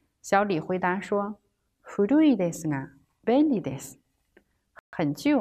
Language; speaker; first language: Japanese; non-native, fluent; Chinese